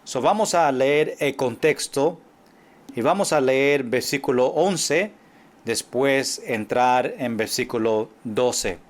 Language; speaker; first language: Spanish; non-native, fluent; English